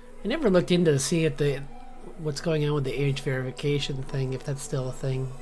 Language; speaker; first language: English; native; English